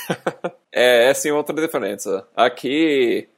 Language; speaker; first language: Portuguese; non-native, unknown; English